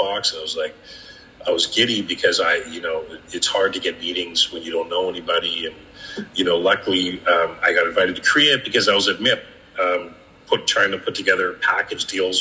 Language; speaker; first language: English; native; English